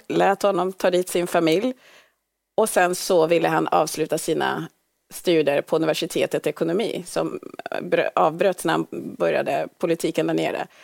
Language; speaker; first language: Swedish; early bilingual, other home language; Swahili